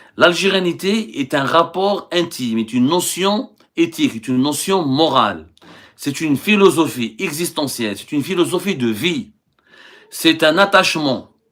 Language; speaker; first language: French; non-native, local second language; Arabic